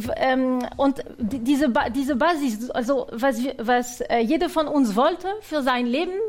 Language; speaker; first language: German; non-native, fluent; French